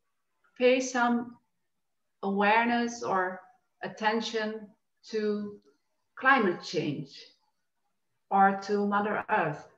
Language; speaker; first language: English; non-native, fluent; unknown